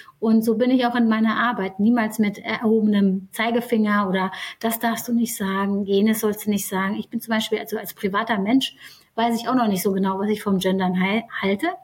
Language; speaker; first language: German; early bilingual, other home language; Turkish